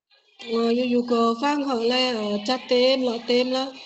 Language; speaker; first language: Cantonese; non-native, learner; Indonesian